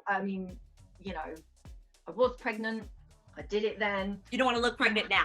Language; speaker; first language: English; native; English